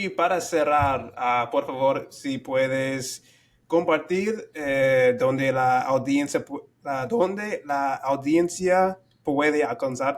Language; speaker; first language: Spanish; non-native, fluent; English